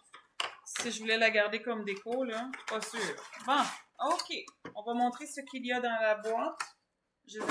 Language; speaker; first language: French; native; French